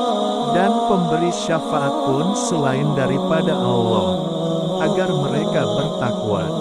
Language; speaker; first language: Indonesian; native; Indonesian